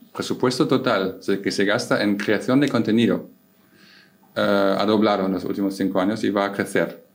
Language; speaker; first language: Spanish; non-native, fluent; German